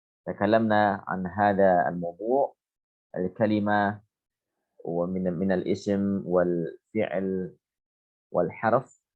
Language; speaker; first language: Arabic; non-native, fluent; Indonesian